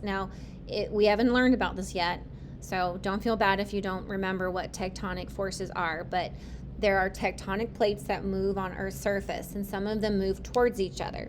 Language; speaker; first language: English; native; English